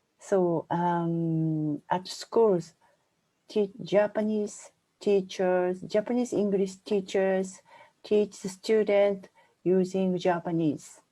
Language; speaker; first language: English; non-native, fluent; Japanese